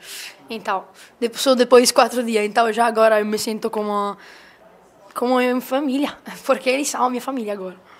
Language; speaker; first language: Portuguese; non-native, learner; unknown